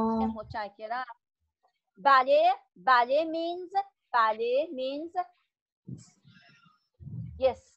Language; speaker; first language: English; non-native, learner; Persian